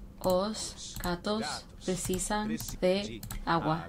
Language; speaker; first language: Portuguese; non-native, learner; English